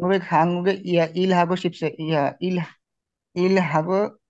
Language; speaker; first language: Korean; non-native, learner; Bangla